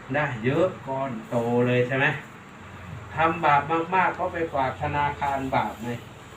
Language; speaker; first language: Thai; native; Thai